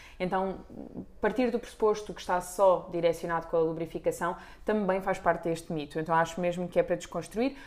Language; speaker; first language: Portuguese; native; Portuguese